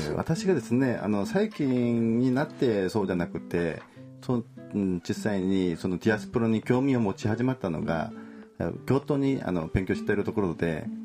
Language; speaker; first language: Japanese; non-native, fluent; Korean